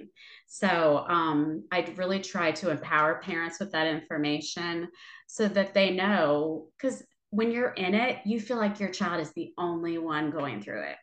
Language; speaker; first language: English; native; English